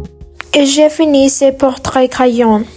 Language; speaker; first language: French; non-native, learner; Spanish